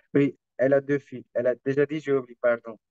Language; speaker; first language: French; non-native, learner; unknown